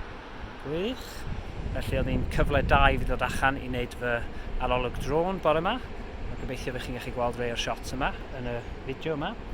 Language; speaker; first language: Welsh; native; Welsh